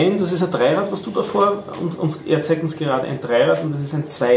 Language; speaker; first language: German; native; German